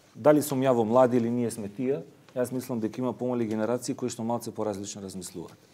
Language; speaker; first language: Macedonian; native; Macedonian